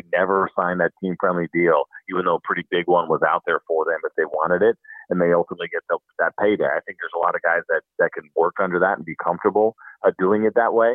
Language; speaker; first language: English; native; English